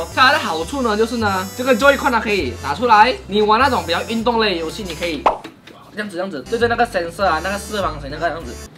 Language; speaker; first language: Chinese; native; Chinese